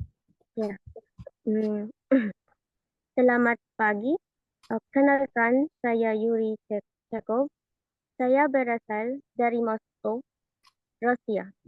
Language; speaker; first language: Indonesian; non-native, learner; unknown